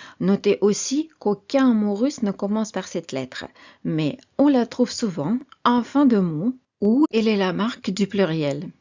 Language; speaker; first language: French; non-native, fluent; Russian